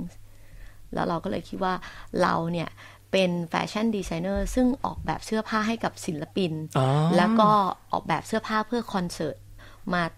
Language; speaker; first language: Thai; native; Thai